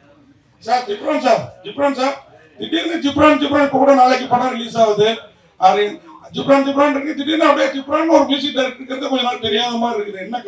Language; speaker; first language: Tamil; native; Tamil